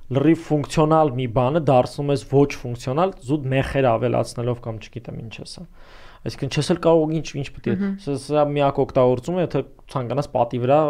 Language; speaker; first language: Armenian; native; Armenian